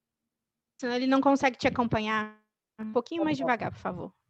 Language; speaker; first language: Portuguese; native; Portuguese